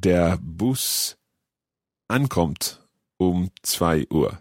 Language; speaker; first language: German; non-native, learner; English